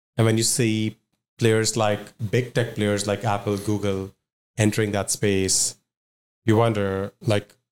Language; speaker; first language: English; non-native, local second language; Punjabi